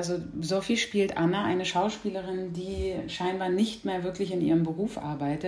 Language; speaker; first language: German; native; German